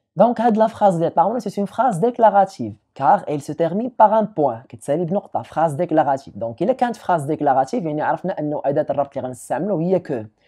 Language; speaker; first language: French; non-native, local second language; Arabic